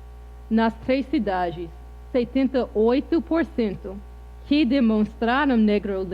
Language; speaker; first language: Portuguese; non-native, fluent; English